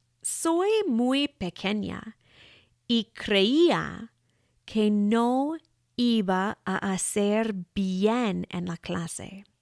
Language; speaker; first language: Spanish; non-native, fluent; English